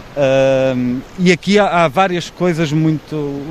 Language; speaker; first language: Portuguese; native; Portuguese